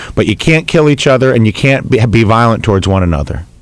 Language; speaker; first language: English; native; English